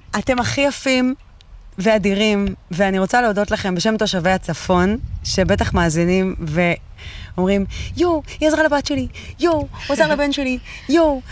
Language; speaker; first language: Hebrew; native; Hebrew